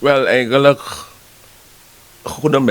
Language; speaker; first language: Dutch; non-native, local second language; Sranan Tongo